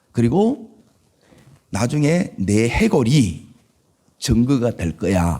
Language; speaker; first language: Korean; native; Korean